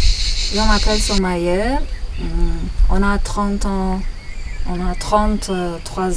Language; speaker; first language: French; non-native, learner; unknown